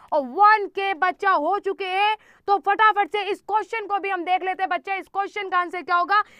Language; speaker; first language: Hindi; native; Hindi